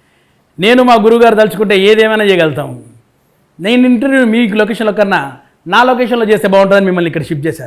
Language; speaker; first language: Telugu; native; Telugu